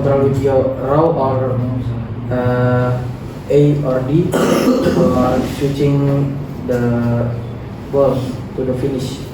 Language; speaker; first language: English; non-native, learner; Indonesian